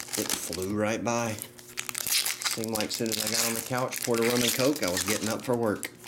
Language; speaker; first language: English; native; English